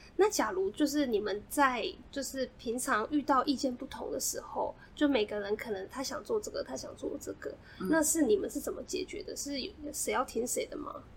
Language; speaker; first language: Chinese; native; Chinese